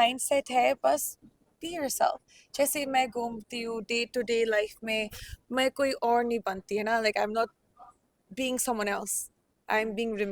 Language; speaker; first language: Hindi; non-native, learner; Punjabi